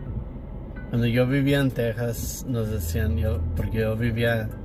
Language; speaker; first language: Spanish; early bilingual, heritage; English